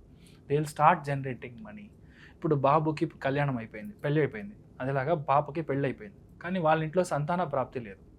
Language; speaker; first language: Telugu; non-native, fluent; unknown